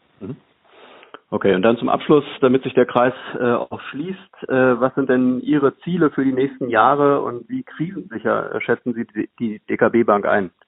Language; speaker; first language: German; native; German